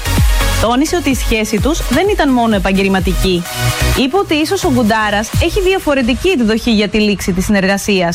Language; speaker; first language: Greek; native; Greek